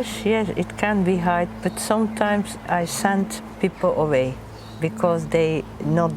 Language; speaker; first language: English; non-native, learner; Dutch